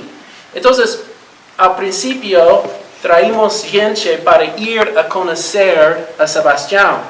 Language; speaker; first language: Portuguese; non-native, learner; Spanish